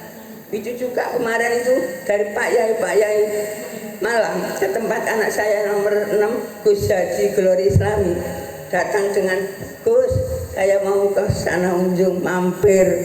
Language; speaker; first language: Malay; non-native, local second language; Javanese